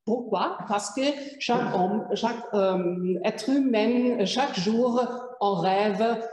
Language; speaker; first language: French; non-native, fluent; German